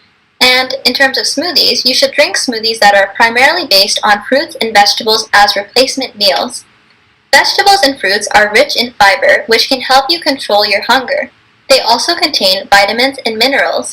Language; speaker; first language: English; native; English